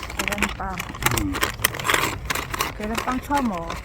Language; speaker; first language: Korean; non-native, learner; Vietnamese